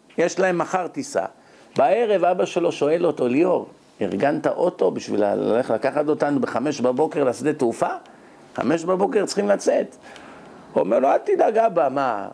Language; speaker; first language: Hebrew; native; Hebrew